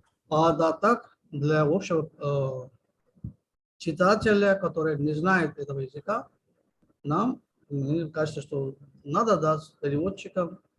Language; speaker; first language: Russian; native; Russian